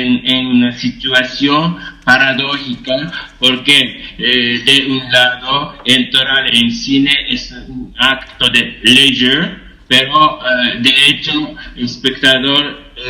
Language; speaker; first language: Spanish; non-native, fluent; Japanese